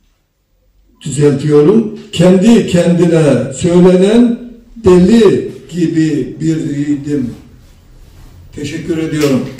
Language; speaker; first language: Turkish; native; Turkish